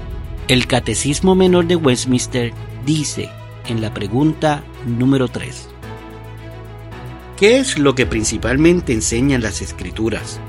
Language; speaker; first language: Spanish; native; Spanish